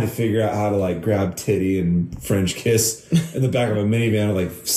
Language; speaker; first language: English; native; English